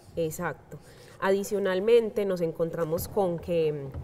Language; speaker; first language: Spanish; native; Spanish